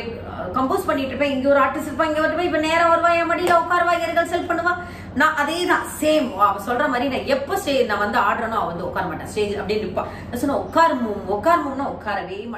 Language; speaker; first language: Tamil; native; Tamil